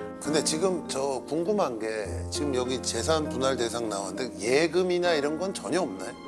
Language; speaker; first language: Korean; native; Korean